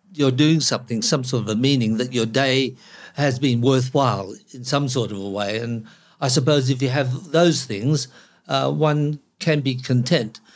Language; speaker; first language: English; non-native, local second language; Cantonese